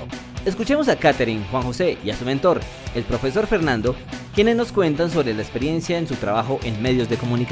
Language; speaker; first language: Spanish; native; Spanish